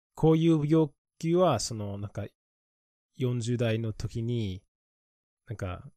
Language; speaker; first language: Japanese; non-native, fluent; English